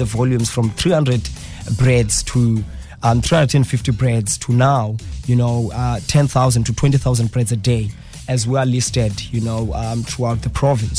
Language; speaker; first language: English; non-native, local second language; Xhosa